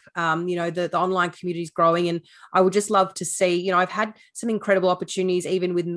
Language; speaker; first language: English; native; English